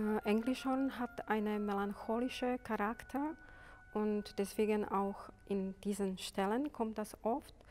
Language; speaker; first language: German; non-native, fluent; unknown